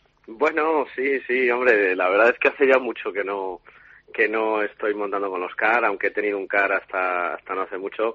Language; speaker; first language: Spanish; native; Spanish